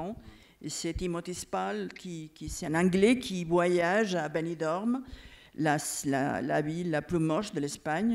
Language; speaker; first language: French; non-native, fluent; Catalan